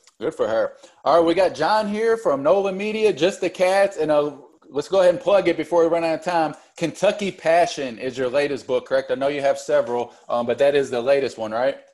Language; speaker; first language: English; native; English